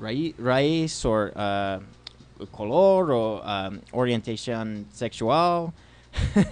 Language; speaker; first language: Spanish; non-native, learner; English